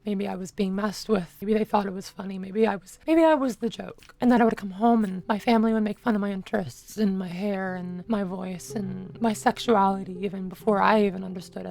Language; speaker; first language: English; native; English